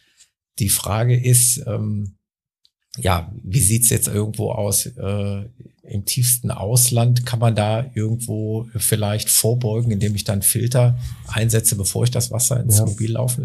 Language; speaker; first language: German; native; German